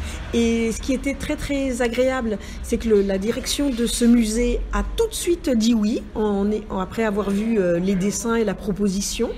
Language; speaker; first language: French; native; French